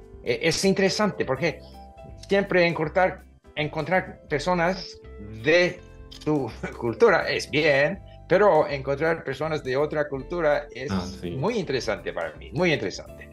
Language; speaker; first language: Spanish; non-native, fluent; English